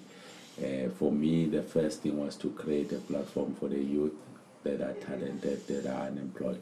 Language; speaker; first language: English; non-native, local second language; Zulu